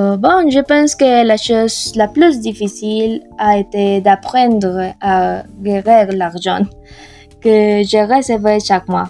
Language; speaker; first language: French; non-native, learner; Spanish